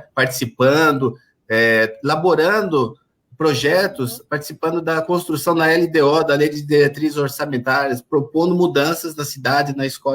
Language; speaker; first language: Portuguese; native; Portuguese